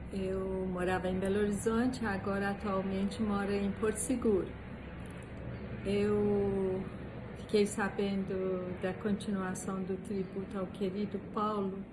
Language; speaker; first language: Portuguese; non-native, fluent; Persian